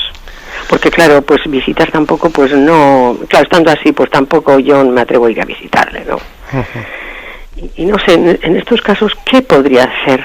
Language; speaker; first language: Spanish; native; Spanish